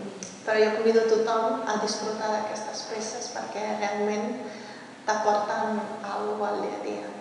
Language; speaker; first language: Catalan; early bilingual, heritage; Catalan